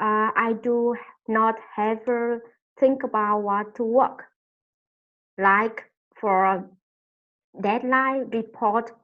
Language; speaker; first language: English; non-native, learner; Vietnamese